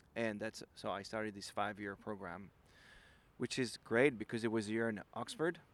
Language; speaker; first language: English; non-native, fluent; French